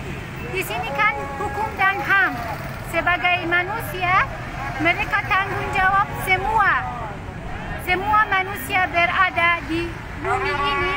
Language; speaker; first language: Indonesian; non-native, fluent; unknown